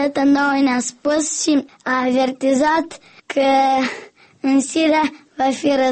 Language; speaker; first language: Romanian; early bilingual, other home language; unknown